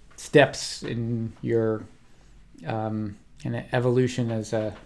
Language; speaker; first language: English; native; English